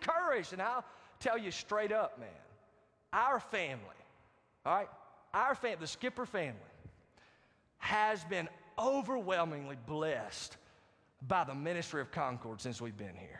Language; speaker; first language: English; native; English